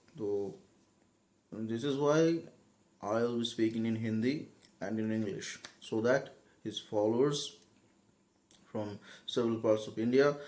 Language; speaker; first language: English; non-native, local second language; Bangla